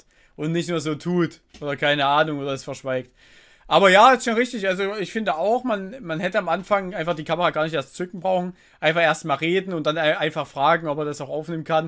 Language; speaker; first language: German; native; German